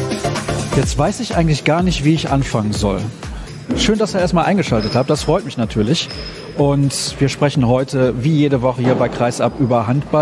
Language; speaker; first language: German; native; German